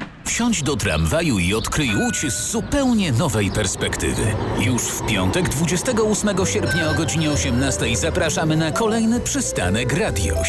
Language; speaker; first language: Polish; native; Polish